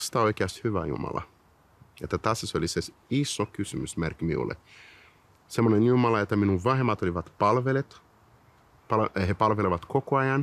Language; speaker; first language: Finnish; non-native, fluent; Portuguese